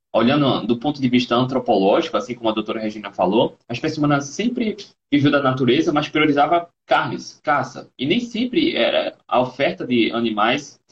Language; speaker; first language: Portuguese; native; Portuguese